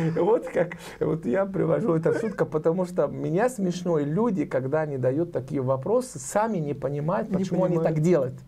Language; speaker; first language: Russian; non-native, fluent; Arabic